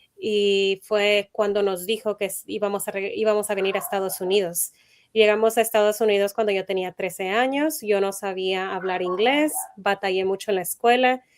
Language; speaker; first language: Spanish; native; Spanish